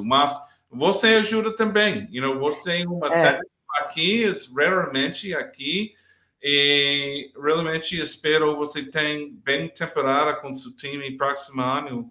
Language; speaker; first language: Portuguese; non-native, learner; English